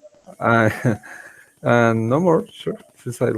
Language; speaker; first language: English; non-native, learner; Spanish